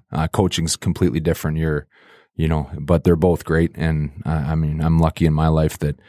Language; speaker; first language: English; native; English